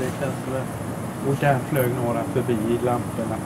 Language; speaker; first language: Swedish; native; Swedish